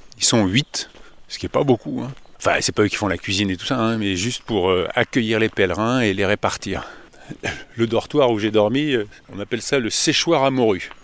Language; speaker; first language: French; native; French